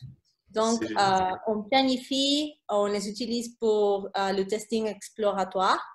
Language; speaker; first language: French; non-native, fluent; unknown